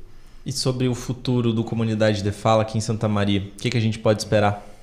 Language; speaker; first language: Portuguese; native; Portuguese